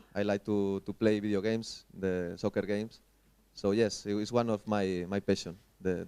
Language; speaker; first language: English; non-native, fluent; Spanish